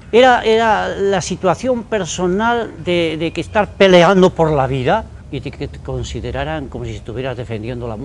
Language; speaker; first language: Spanish; native; Spanish